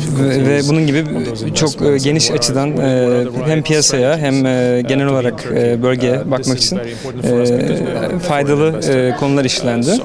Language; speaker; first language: Turkish; non-native, fluent; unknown